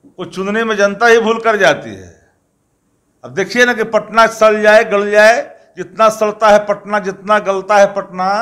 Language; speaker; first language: Hindi; native; Hindi